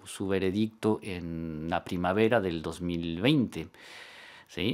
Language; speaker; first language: Spanish; native; Spanish